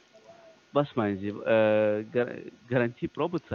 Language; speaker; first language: German; non-native, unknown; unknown